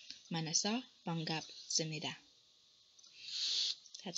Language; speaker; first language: Korean; non-native, learner; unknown